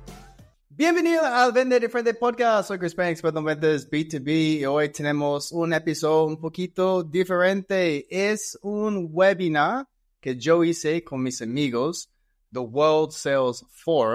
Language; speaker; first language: Spanish; non-native, fluent; English